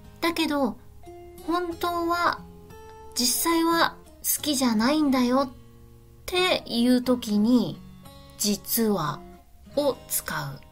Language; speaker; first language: Japanese; native; Japanese